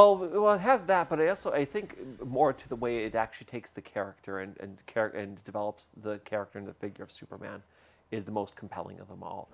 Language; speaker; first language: English; native; English